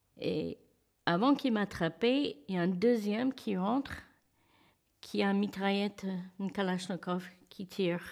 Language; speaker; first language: French; non-native, fluent; English